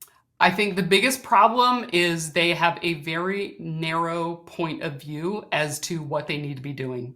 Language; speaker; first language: English; native; English